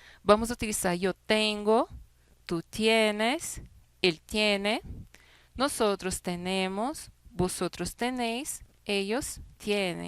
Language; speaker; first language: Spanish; non-native, fluent; Portuguese